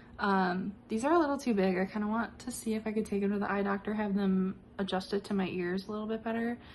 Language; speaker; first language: English; native; English